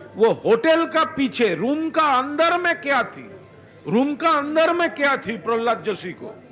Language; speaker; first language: Hindi; non-native, local second language; Bangla